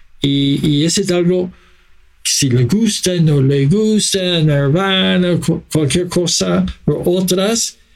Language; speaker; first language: Spanish; non-native, fluent; English